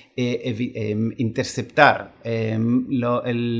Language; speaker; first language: Spanish; non-native, fluent; Hebrew